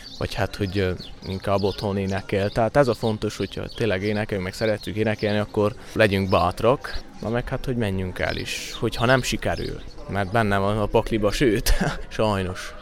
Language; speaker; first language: Hungarian; native; Hungarian